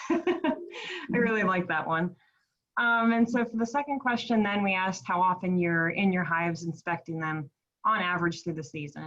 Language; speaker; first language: English; native; English